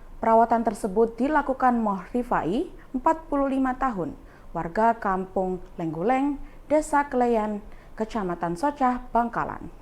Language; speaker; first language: Indonesian; native; Indonesian